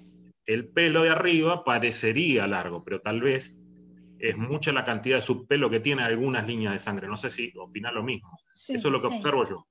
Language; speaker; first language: Spanish; native; Spanish